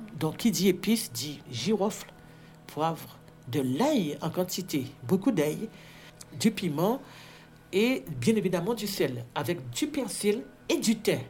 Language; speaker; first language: French; native; French